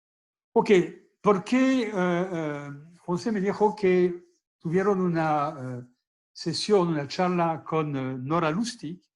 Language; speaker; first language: Spanish; non-native, fluent; French